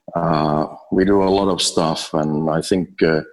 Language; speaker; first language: English; non-native, fluent; Finnish